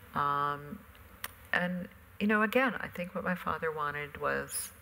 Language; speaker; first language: English; native; English